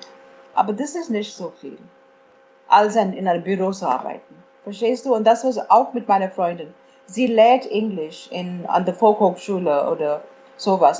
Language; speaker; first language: German; non-native, fluent; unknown